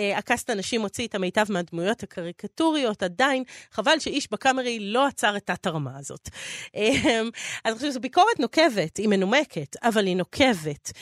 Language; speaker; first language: Hebrew; native; Hebrew